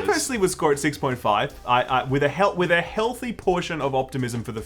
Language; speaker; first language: English; native; English